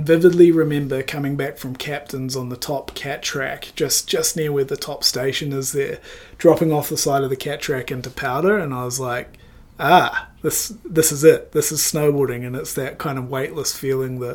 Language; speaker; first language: English; native; English